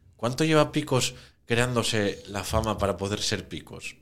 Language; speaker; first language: Spanish; native; Spanish